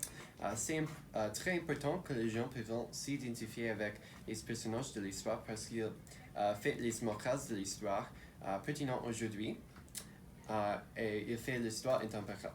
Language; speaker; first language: French; non-native, local second language; English